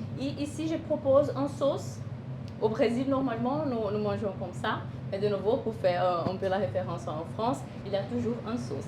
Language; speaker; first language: French; non-native, fluent; Portuguese